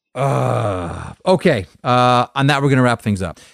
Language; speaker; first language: English; native; English